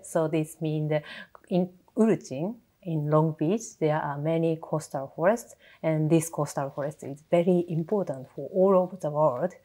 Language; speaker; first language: English; non-native, learner; Japanese